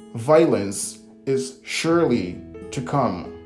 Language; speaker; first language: English; early bilingual, other home language; Portuguese